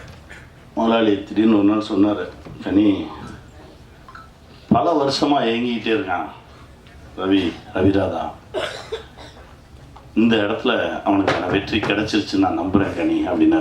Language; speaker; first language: Tamil; native; Tamil